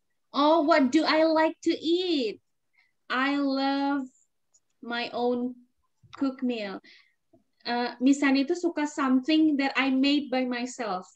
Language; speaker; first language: English; non-native, fluent; Indonesian